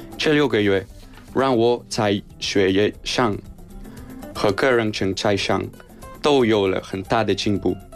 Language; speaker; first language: Chinese; non-native, learner; Spanish